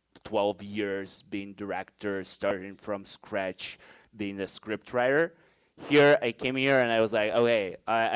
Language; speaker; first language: English; non-native, fluent; Ukrainian